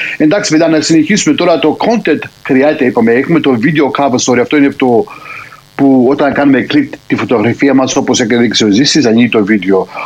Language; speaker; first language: Greek; early bilingual, heritage; Greek